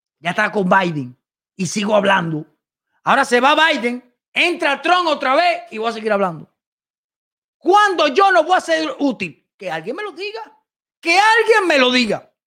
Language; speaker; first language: Spanish; native; Spanish